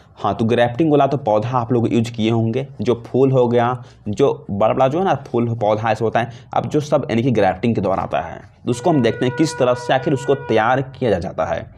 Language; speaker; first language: Hindi; native; Hindi